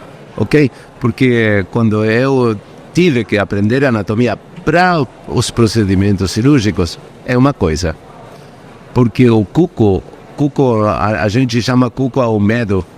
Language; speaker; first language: Portuguese; non-native, fluent; Spanish